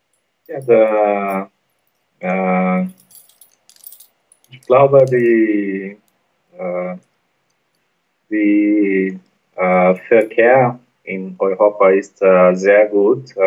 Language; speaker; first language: German; non-native, learner; Portuguese